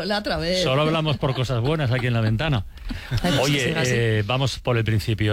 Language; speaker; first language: Spanish; native; Spanish